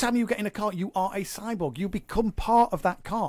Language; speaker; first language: English; native; English